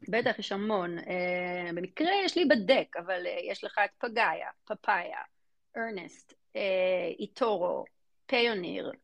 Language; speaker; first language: Hebrew; early bilingual, other home language; English